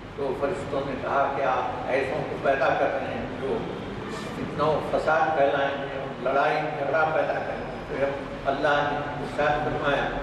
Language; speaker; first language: Urdu; native; Urdu